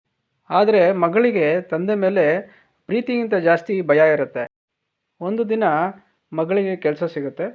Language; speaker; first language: Kannada; native; Kannada